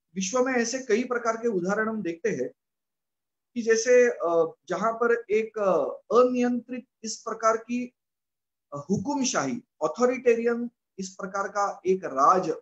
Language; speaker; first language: Hindi; non-native, local second language; Marathi